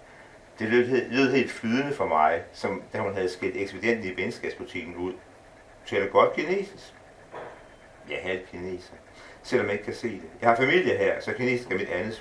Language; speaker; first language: Danish; native; Danish